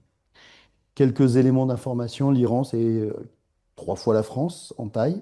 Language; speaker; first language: French; non-native, fluent; Persian